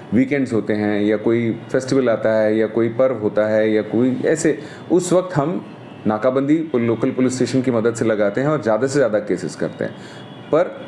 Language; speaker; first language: Hindi; non-native, local second language; Marathi